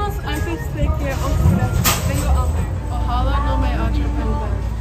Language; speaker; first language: Spanish; non-native, learner; English